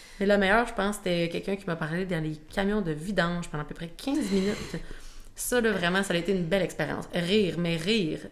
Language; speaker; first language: French; native; French